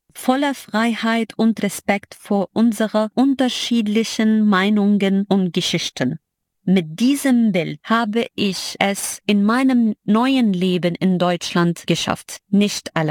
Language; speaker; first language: German; non-native, fluent; Arabic